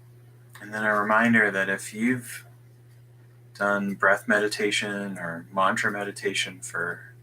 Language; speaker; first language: English; native; English